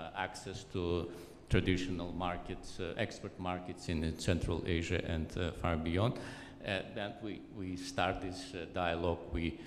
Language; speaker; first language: English; non-native, fluent; Azerbaijani